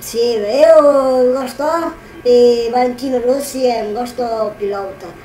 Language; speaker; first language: Portuguese; non-native, learner; Italian